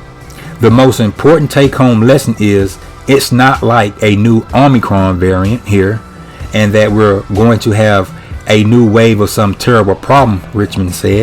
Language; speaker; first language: English; native; English